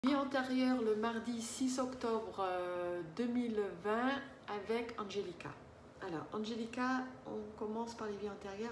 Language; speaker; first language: French; native; French